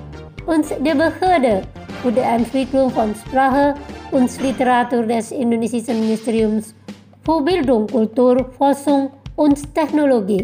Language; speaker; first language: German; non-native, fluent; Indonesian